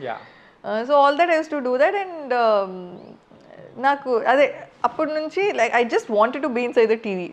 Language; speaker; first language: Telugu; non-native, fluent; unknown